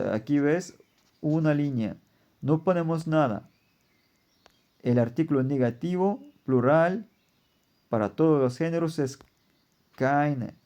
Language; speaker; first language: Spanish; non-native, fluent; German